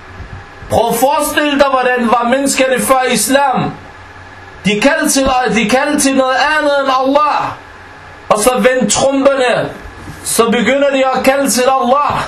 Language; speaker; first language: Danish; non-native, fluent; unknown